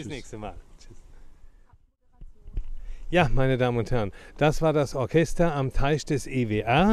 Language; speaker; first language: German; native; German